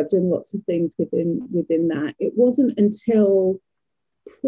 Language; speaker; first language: English; native; English